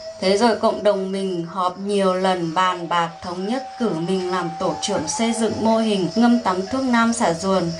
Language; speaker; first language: Vietnamese; non-native, local second language; Iu Mien